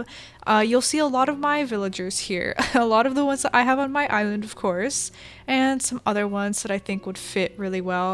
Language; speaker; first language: English; native; English